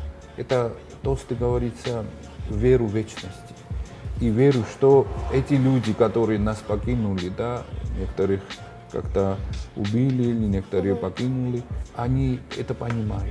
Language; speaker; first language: Russian; non-native, fluent; Georgian